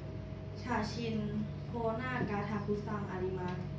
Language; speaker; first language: Japanese; non-native, learner; Thai